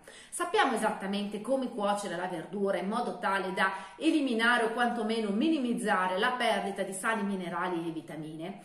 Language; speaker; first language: Italian; native; Italian